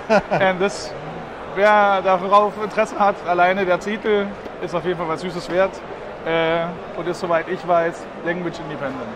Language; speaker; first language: German; native; German